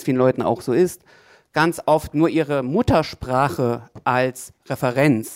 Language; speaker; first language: German; native; German